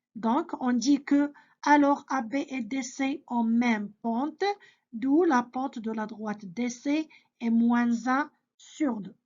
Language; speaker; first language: French; non-native, local second language; Arabic